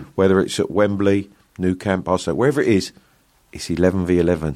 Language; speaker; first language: English; native; English